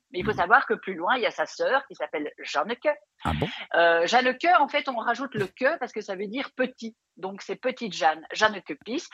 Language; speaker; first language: French; native; French